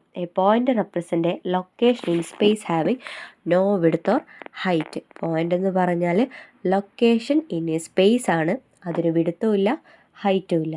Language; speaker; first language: Malayalam; native; Malayalam